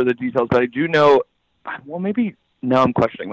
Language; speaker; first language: English; native; English